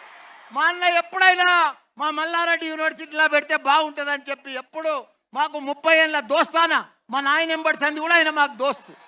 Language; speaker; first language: Telugu; native; Telugu